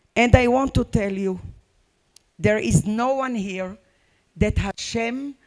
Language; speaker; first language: English; non-native, learner; Arabic